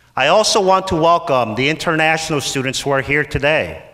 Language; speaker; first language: English; native; English